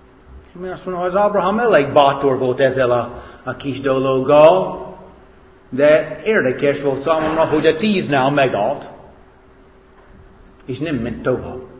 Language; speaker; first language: Hungarian; non-native, fluent; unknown